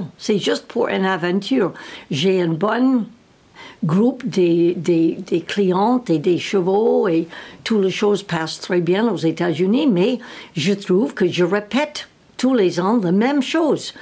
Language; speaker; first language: French; non-native, learner; English